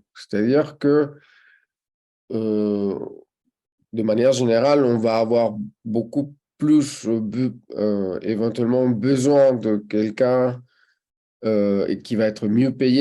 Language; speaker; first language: French; non-native, fluent; Spanish